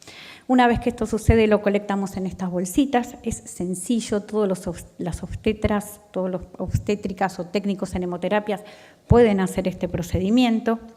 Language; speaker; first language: Spanish; native; Spanish